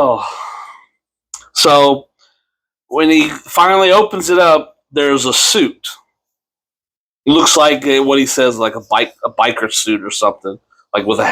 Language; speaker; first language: English; native; English